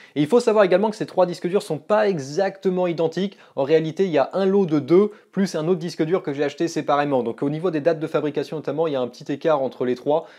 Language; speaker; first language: French; native; French